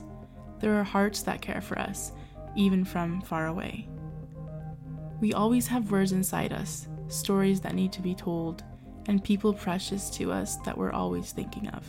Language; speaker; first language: English; native; English